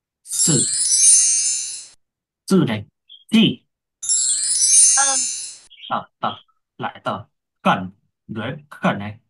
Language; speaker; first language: Chinese; non-native, learner; Vietnamese